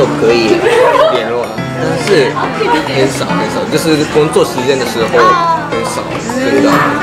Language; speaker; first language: Chinese; non-native, fluent; Japanese